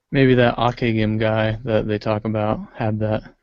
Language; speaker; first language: English; native; English